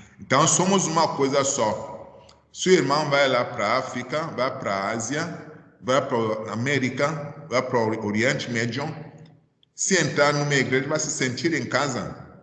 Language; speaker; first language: Portuguese; non-native, fluent; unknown